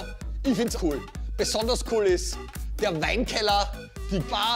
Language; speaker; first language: German; native; German